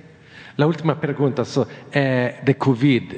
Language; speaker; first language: Spanish; non-native, learner; Swedish